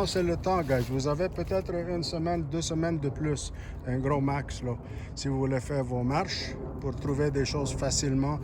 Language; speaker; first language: French; non-native, local second language; English